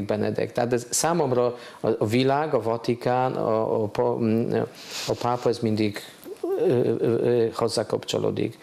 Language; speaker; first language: Hungarian; non-native, fluent; Polish